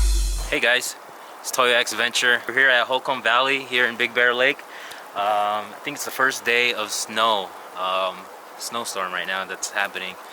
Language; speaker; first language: English; native; English